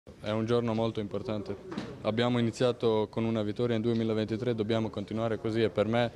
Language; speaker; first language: Italian; non-native, fluent; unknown